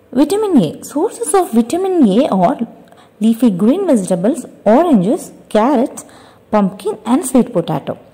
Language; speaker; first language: English; non-native, local second language; Telugu